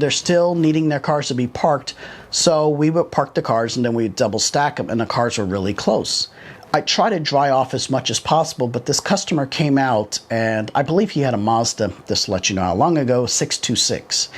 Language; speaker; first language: English; native; English